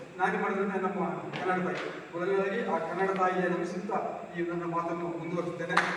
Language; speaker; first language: Kannada; non-native, local second language; Malayalam